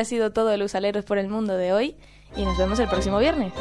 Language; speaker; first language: Spanish; native; Spanish